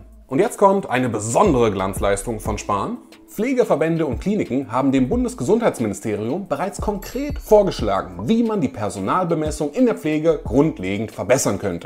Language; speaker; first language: German; native; German